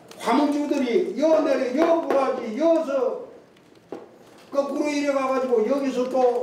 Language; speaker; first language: Korean; native; Korean